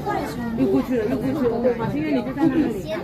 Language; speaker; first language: Chinese; native; Chinese